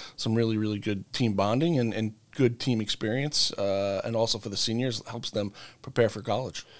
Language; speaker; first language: English; native; English